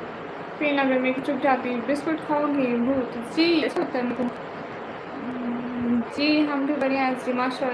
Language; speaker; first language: Hindi; non-native, local second language; Punjabi